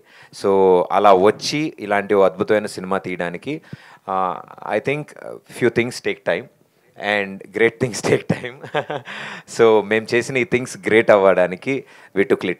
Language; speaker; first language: Telugu; native; Telugu